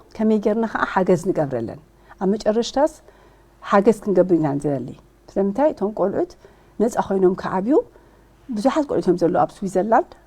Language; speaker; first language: Tigrinya; early bilingual, heritage; Tigrinya